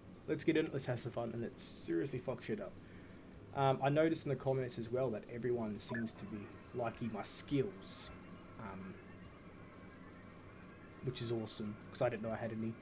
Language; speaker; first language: English; native; English